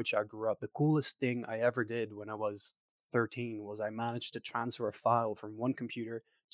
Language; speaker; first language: English; non-native, fluent; Dutch